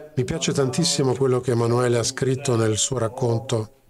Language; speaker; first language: Italian; non-native, fluent; Czech